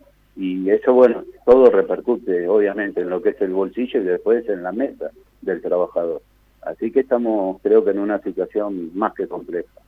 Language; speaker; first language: Spanish; native; Spanish